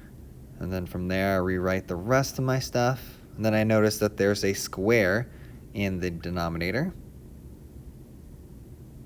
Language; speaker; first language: English; native; English